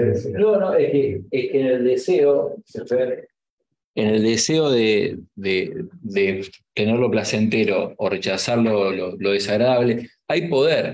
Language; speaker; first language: Spanish; native; Spanish